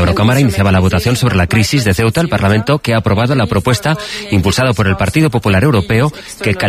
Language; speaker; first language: Spanish; native; Spanish